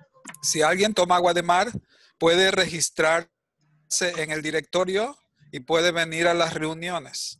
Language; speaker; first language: Portuguese; non-native, learner; Spanish